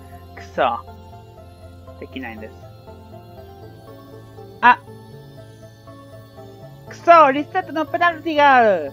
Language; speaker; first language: Japanese; non-native, learner; English